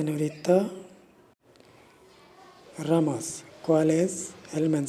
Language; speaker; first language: Spanish; non-native, learner; Urdu